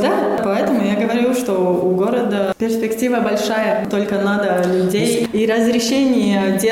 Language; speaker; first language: Russian; non-native, local second language; Latvian